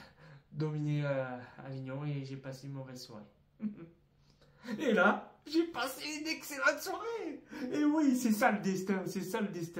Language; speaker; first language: French; native; French